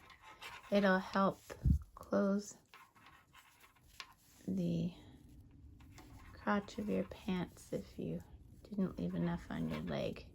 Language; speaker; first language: English; native; English